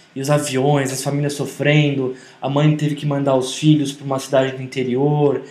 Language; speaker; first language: Portuguese; native; Portuguese